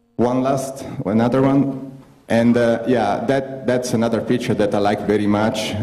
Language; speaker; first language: English; non-native, fluent; Italian